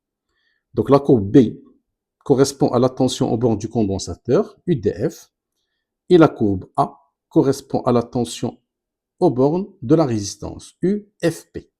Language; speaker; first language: French; non-native, local second language; Arabic